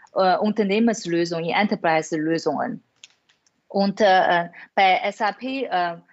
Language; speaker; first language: German; non-native, fluent; Chinese